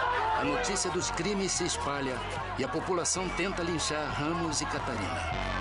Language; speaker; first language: Portuguese; native; Portuguese